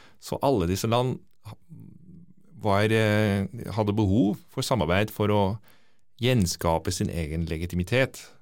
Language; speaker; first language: Norwegian; non-native, fluent; Dutch